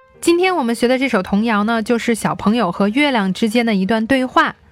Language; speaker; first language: Chinese; native; Chinese